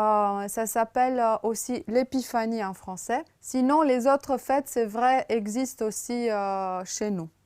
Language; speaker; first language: French; non-native, fluent; Romanian